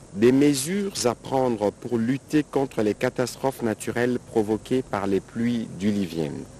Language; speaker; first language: French; non-native, local second language; Lingala